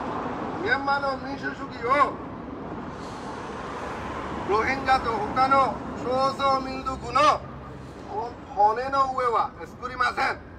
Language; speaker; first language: Japanese; non-native, fluent; Rohingya